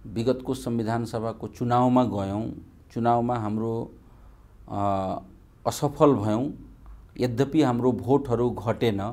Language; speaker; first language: Nepali; non-native, local second language; Maithili